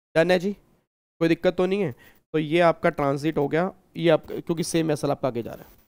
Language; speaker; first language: Hindi; native; Hindi